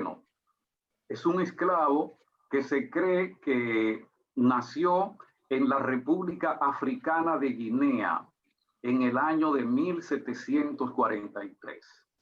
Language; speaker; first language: Spanish; native; Spanish